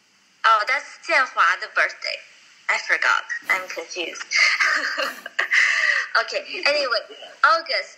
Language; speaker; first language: English; non-native, fluent; Chinese